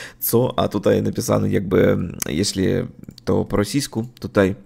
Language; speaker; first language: Polish; non-native, learner; Russian